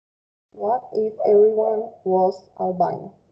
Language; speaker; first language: English; non-native, fluent; Spanish